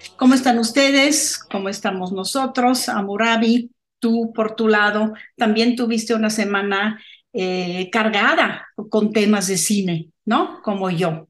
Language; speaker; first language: Spanish; non-native, fluent; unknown